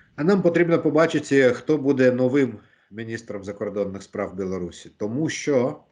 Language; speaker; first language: Ukrainian; non-native, local second language; Russian